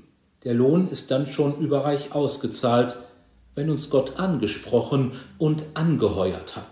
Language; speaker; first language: German; native; German